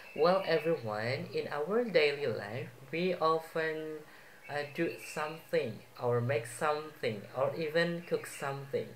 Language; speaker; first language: English; non-native, fluent; Indonesian